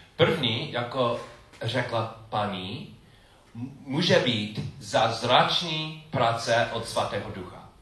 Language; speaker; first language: Czech; non-native, learner; English